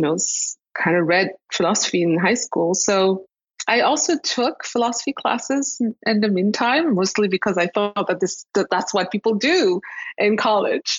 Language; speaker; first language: English; non-native, local second language; Kinyarwanda